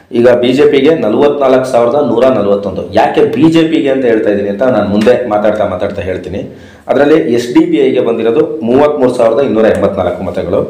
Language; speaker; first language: Kannada; non-native, local second language; Urdu